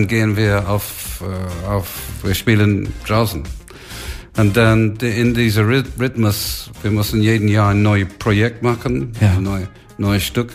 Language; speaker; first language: German; non-native, learner; English